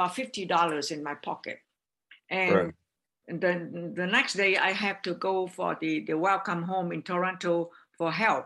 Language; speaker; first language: English; non-native, learner; Vietnamese